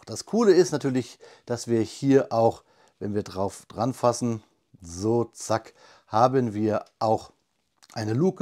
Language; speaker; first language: German; native; German